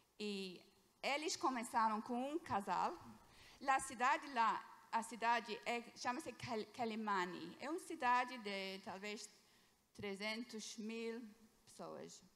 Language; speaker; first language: Portuguese; non-native, fluent; English